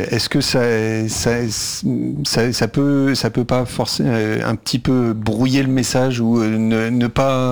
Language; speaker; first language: French; native; French